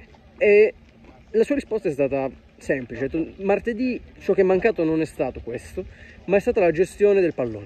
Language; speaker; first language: Italian; native; Italian